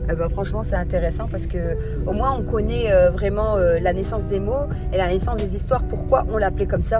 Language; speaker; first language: French; native; French